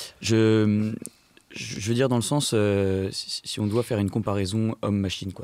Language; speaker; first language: French; native; French